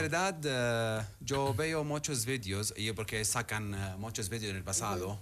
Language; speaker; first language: Spanish; non-native, learner; Arabic